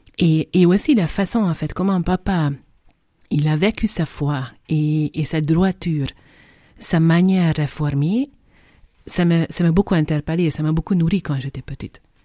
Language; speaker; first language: French; non-native, fluent; Hungarian